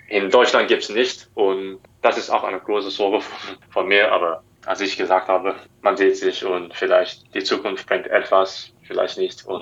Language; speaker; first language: German; non-native, learner; Cantonese